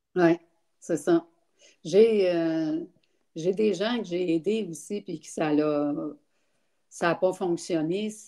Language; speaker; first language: French; native; French